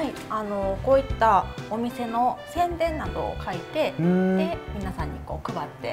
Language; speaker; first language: Japanese; native; Japanese